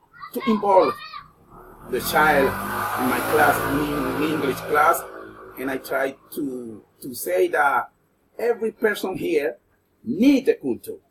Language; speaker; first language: English; non-native, learner; Spanish